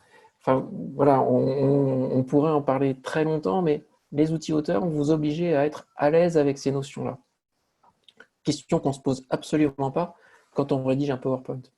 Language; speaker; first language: French; native; French